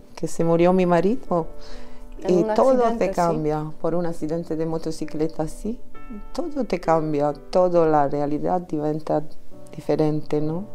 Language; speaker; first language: Spanish; non-native, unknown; Italian